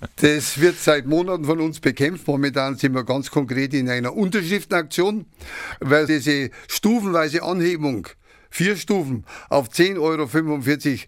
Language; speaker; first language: German; native; German